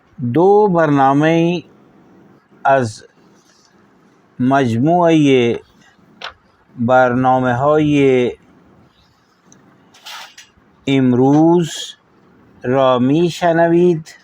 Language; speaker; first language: Persian; non-native, fluent; Urdu